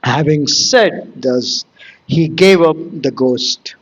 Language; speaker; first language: English; non-native, local second language; Telugu